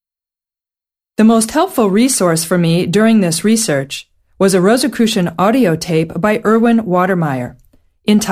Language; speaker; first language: English; native; English